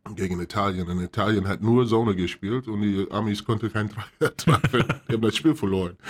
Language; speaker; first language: German; non-native, fluent; English